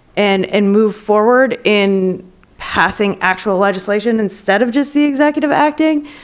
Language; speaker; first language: English; native; English